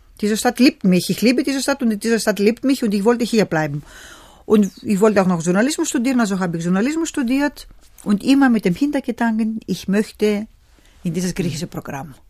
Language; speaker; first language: German; early bilingual, other home language; Greek